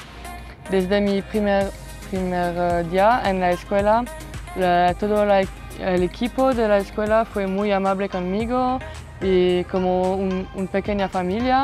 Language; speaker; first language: Spanish; non-native, learner; French